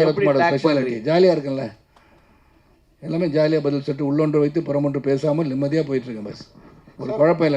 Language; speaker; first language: Tamil; native; Tamil